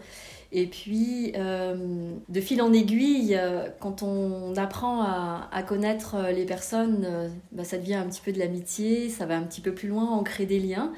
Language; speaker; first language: French; native; French